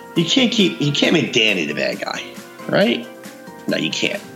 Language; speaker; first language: English; early bilingual, other home language; Filipino